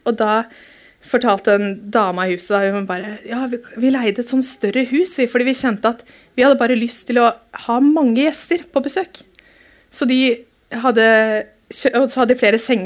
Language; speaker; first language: Norwegian; native; Norwegian